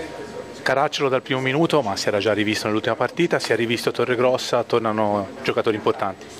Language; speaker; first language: Italian; native; Italian